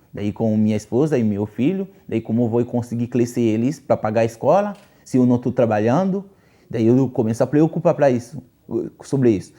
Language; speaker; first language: Portuguese; non-native, learner; Haitian Creole